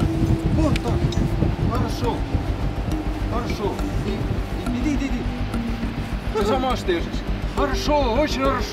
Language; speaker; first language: Russian; non-native, local second language; Estonian